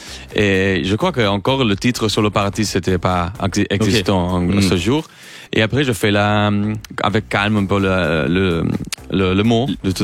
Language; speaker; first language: French; non-native, learner; Spanish